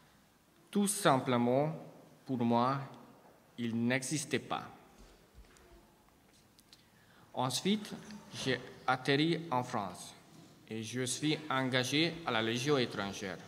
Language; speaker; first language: French; non-native, fluent; Hungarian